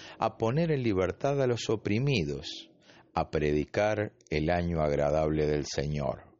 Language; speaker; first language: Spanish; native; Spanish